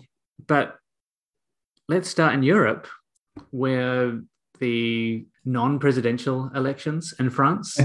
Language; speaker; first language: English; native; English